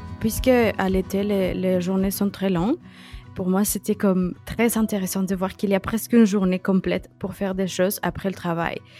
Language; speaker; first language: French; non-native, fluent; Spanish